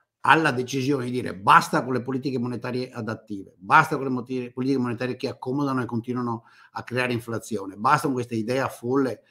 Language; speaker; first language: Italian; native; Italian